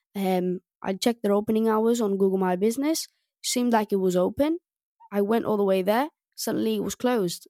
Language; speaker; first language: English; non-native, fluent; Greek